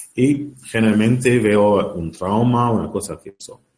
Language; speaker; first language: Spanish; non-native, learner; Arabic